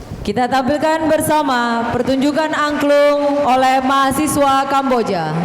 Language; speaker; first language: Indonesian; native; Indonesian